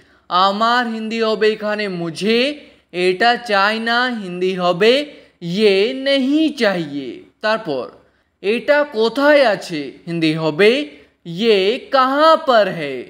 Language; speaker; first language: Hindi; non-native, local second language; Bangla